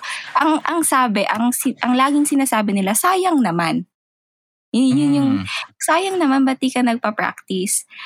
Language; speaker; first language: Filipino; native; Filipino